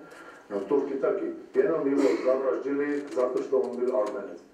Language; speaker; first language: Czech; non-native, learner; Armenian